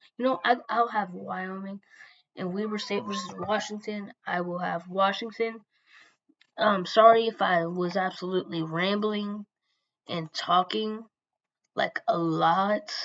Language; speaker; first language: English; native; English